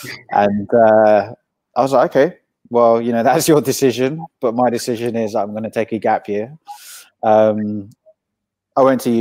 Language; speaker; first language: English; native; English